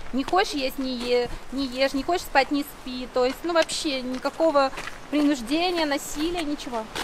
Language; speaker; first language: Russian; native; Russian